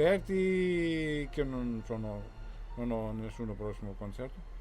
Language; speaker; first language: Italian; non-native, fluent; Greek